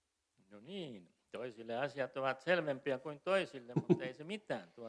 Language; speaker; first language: Finnish; native; Finnish